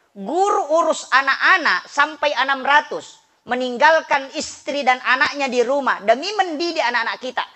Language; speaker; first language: Indonesian; non-native, local second language; Buginese